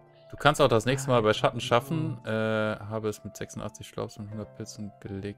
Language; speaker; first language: German; native; German